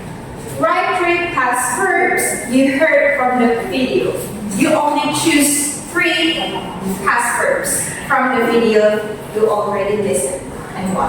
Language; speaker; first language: English; non-native, fluent; Indonesian